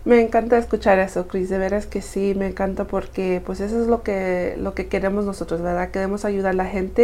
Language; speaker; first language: Spanish; early bilingual, heritage; Spanish